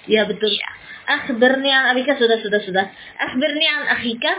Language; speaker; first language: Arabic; non-native, fluent; Indonesian